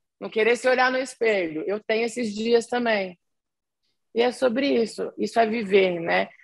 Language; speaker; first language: Portuguese; native; Portuguese